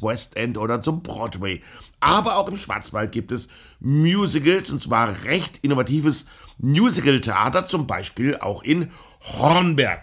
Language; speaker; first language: German; native; German